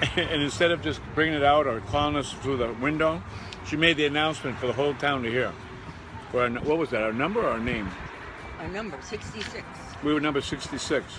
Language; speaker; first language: English; native; English